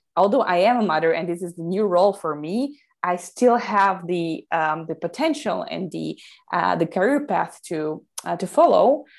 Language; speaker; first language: English; non-native, fluent; Slovak